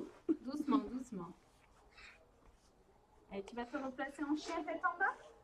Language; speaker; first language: French; native; French